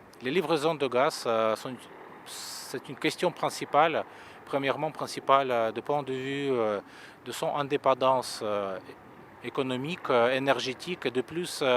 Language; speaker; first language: French; non-native, fluent; Russian